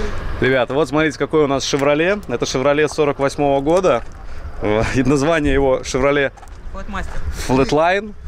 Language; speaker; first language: Russian; native; Russian